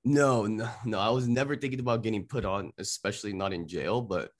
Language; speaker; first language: English; native; English